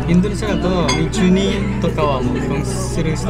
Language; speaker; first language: Japanese; non-native, fluent; Indonesian